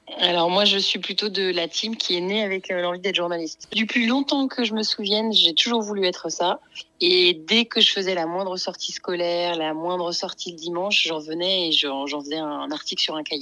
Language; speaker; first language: French; native; French